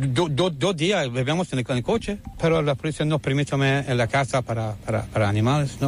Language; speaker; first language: Spanish; non-native, learner; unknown